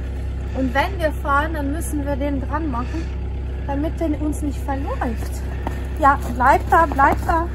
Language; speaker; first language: German; non-native, learner; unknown